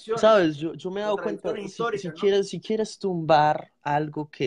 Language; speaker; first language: Spanish; native; Spanish